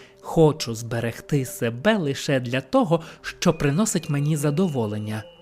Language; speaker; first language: Ukrainian; native; Ukrainian